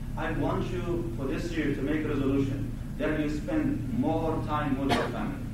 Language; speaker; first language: English; non-native, fluent; Arabic